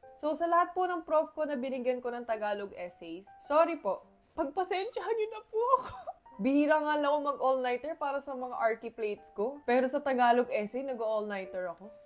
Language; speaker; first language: Filipino; early bilingual, other home language; Korean